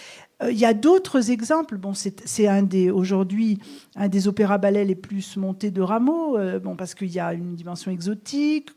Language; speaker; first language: French; native; French